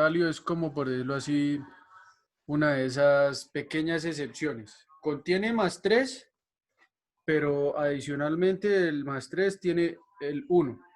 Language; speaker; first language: Spanish; native; Spanish